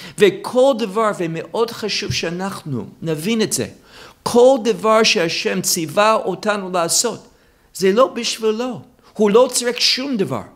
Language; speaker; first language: Hebrew; non-native, fluent; English